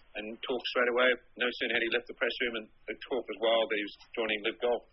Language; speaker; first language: English; native; English